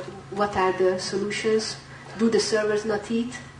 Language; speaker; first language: English; non-native, fluent; Hungarian